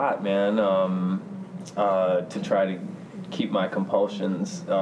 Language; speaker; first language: English; native; English